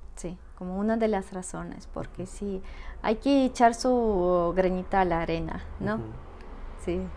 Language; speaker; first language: Spanish; non-native, fluent; Russian